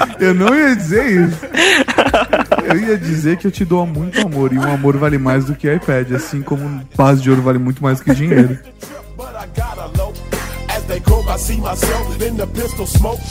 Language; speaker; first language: Portuguese; native; Portuguese